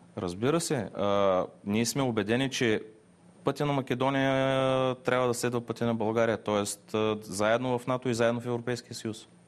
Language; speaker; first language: Bulgarian; non-native, local second language; Turkish